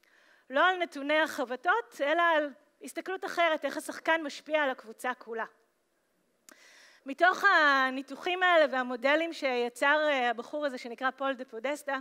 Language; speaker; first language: Hebrew; native; Hebrew